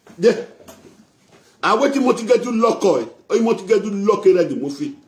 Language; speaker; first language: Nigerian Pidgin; non-native, local second language; Bini